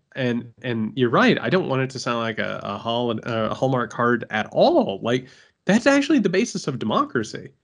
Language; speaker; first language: English; native; English